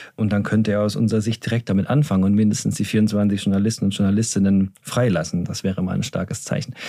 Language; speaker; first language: German; native; German